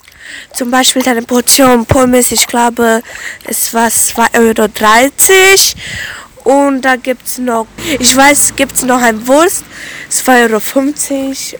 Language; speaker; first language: German; non-native, local second language; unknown